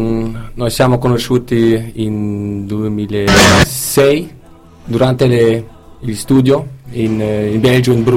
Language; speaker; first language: Italian; non-native, learner; German